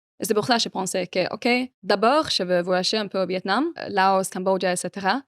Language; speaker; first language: French; non-native, fluent; Swedish